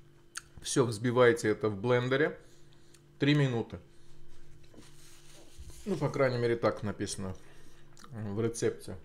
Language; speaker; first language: Russian; non-native, local second language; Azerbaijani